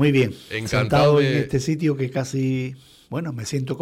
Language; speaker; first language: Spanish; native; Spanish